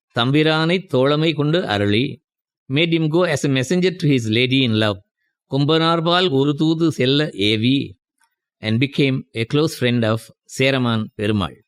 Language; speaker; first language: English; non-native, local second language; Tamil